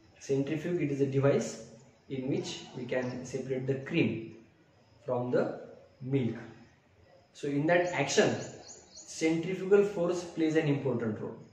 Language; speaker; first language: English; non-native, local second language; Marathi